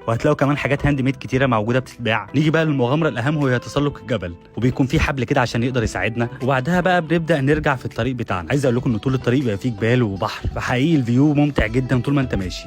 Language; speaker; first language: Arabic; native; Arabic